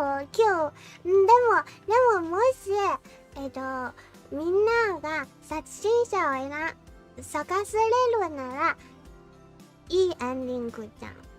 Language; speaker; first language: Japanese; non-native, learner; English